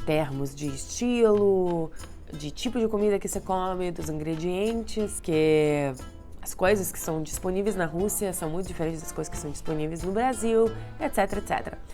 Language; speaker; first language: Portuguese; non-native, fluent; Russian